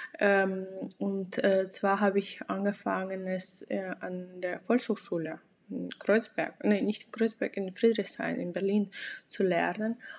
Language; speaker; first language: German; non-native, fluent; Russian